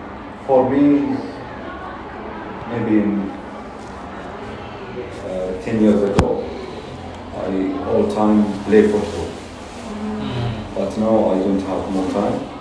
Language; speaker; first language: English; non-native, learner; Arabic